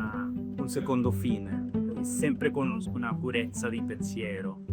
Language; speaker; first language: Italian; non-native, learner; Norwegian